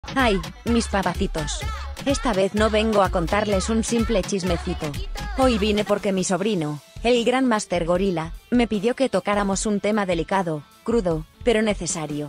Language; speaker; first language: Spanish; native; Spanish